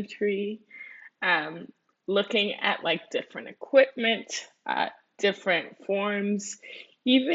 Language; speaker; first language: English; early bilingual, other home language; Spanish